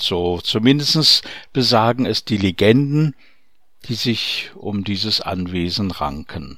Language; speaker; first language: German; native; German